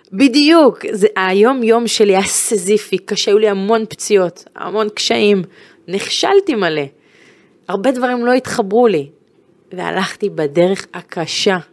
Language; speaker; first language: Hebrew; native; Hebrew